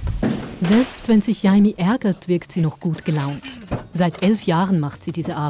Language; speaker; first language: German; native; German